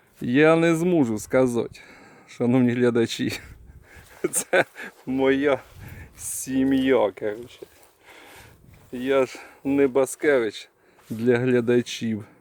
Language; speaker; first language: Ukrainian; native; Ukrainian